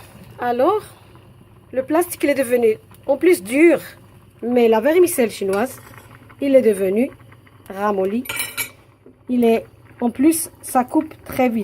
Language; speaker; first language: French; non-native, local second language; Arabic